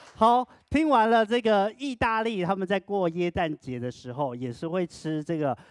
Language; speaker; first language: Chinese; native; Chinese